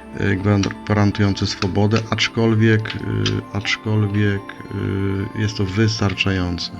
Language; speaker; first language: Polish; native; Polish